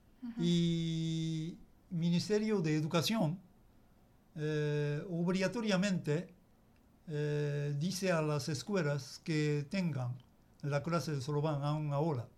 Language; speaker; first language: Spanish; non-native, learner; Japanese